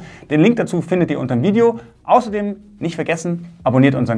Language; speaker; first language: German; native; German